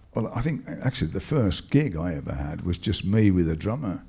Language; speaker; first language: English; native; English